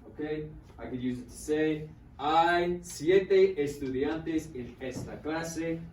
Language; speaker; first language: Spanish; non-native, fluent; English